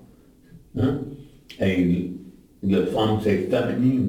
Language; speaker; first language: French; non-native, fluent; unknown